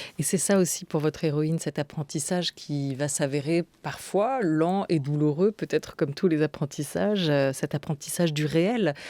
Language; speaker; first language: French; native; French